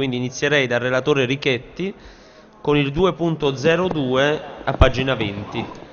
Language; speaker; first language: Italian; native; Italian